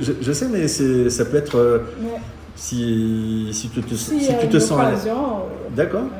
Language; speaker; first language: French; native; French